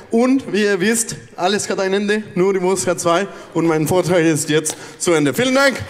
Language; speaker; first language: German; non-native, fluent; Spanish